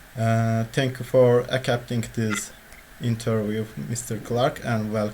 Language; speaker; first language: English; non-native, learner; Turkish